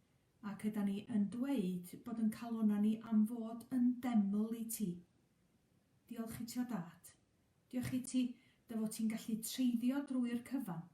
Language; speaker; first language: Welsh; native; Welsh